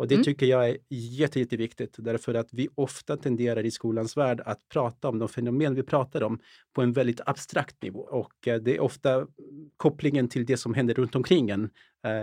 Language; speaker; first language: Swedish; early bilingual, other home language; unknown